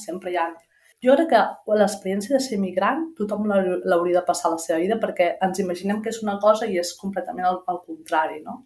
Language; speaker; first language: Catalan; native; Catalan